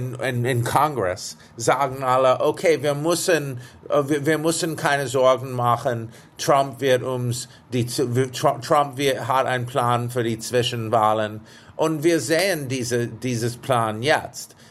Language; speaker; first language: German; non-native, fluent; English